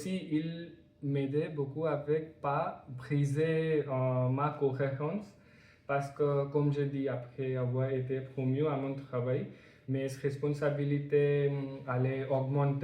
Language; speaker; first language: French; non-native, learner; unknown